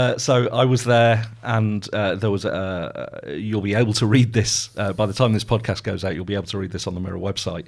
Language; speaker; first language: English; native; English